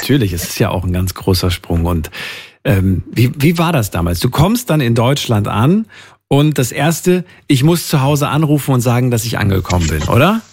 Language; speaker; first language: German; native; German